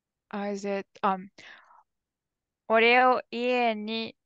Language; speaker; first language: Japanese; non-native, learner; English